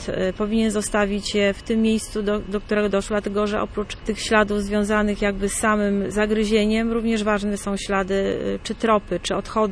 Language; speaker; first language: Polish; native; Polish